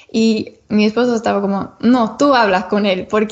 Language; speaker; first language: Spanish; non-native, learner; English